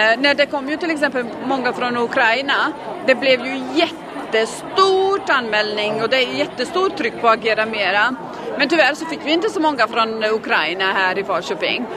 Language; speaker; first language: Swedish; non-native, fluent; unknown